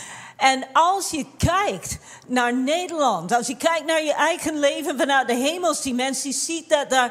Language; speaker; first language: Dutch; non-native, fluent; English